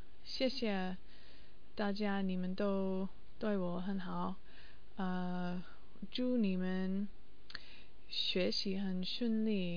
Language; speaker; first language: Chinese; non-native, learner; English